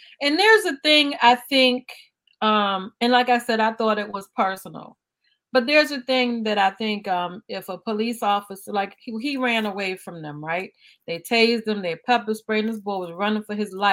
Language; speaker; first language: English; native; English